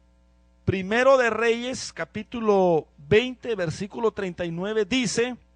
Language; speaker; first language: Spanish; native; Spanish